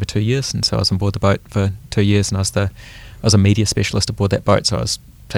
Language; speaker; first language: English; native; English